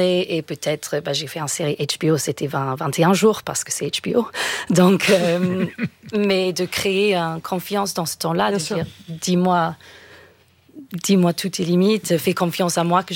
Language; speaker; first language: French; non-native, fluent; English